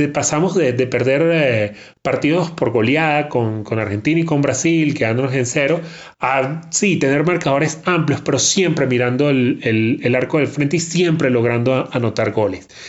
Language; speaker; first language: Spanish; native; Spanish